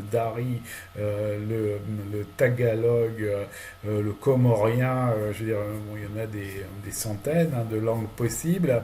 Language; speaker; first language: French; native; French